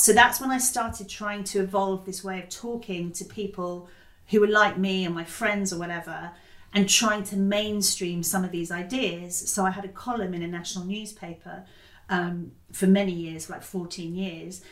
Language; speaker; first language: English; native; English